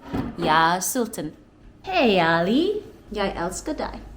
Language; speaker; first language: Danish; non-native, learner; English